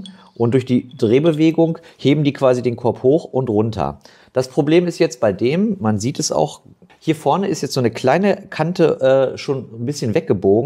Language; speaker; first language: German; native; German